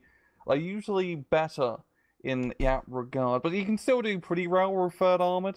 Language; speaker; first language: English; native; English